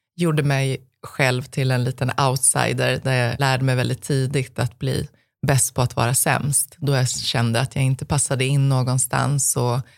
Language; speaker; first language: Swedish; native; Swedish